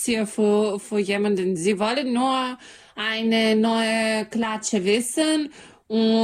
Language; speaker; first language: German; non-native, learner; Serbian